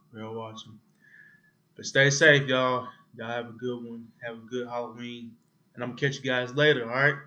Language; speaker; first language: English; native; English